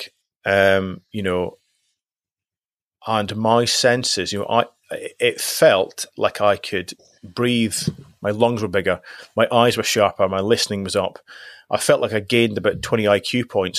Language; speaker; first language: English; native; English